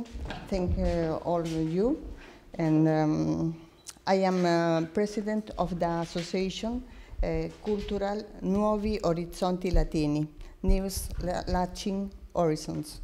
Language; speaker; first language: English; non-native, learner; Spanish